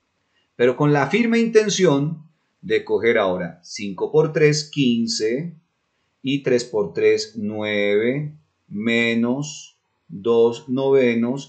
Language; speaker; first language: Spanish; native; Spanish